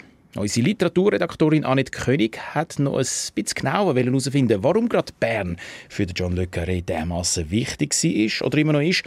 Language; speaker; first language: German; native; German